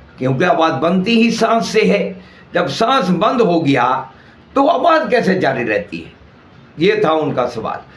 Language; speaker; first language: Urdu; native; Urdu